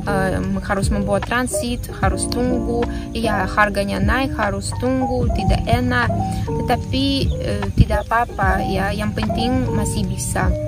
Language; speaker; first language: Indonesian; non-native, fluent; Russian